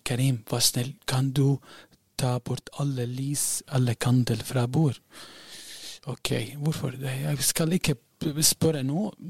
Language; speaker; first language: Norwegian; non-native, learner; Arabic